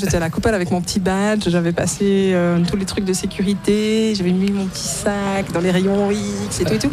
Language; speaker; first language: French; native; French